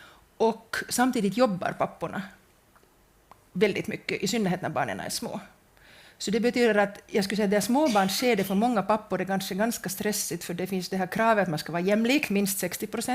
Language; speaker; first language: Swedish; native; Swedish